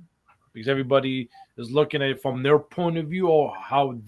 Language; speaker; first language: English; native; English